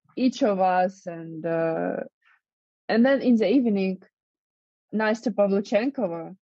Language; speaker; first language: English; non-native, fluent; Russian